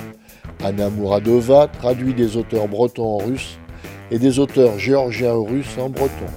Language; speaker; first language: French; native; French